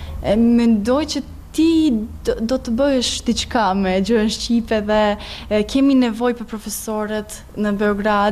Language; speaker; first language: Albanian; non-native, learner; Serbian